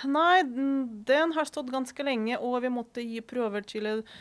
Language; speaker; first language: Norwegian; non-native, fluent; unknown